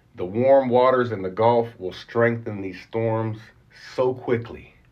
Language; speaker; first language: English; native; English